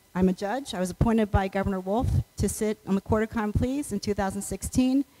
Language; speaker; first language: English; native; English